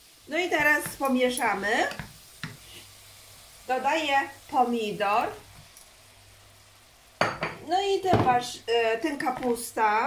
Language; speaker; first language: Polish; non-native, learner; Chinese